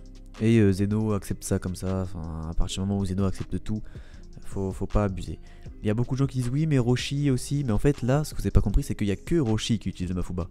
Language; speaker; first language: French; native; French